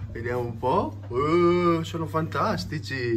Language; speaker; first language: Italian; native; Italian